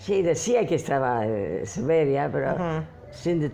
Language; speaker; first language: Spanish; non-native, fluent; Polish